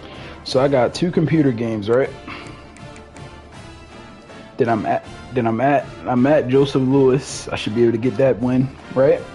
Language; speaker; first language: English; native; English